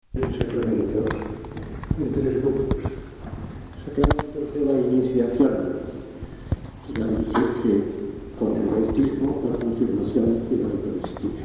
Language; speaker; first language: Spanish; non-native, local second language; Catalan